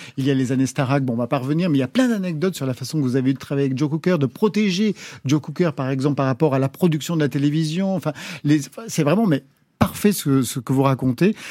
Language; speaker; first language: French; native; French